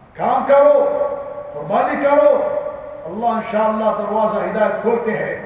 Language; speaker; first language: Urdu; non-native, learner; Arabic